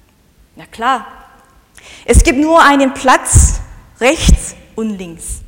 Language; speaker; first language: German; non-native, fluent; Korean